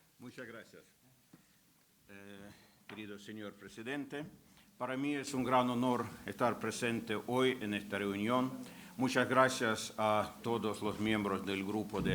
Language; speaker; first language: Spanish; non-native, fluent; Ukrainian